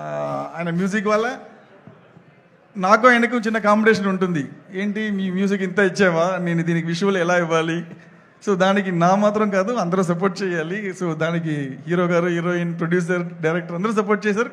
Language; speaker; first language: Telugu; non-native, learner; Tamil